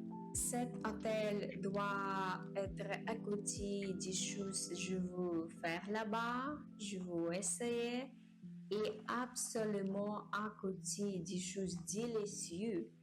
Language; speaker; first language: French; non-native, learner; Japanese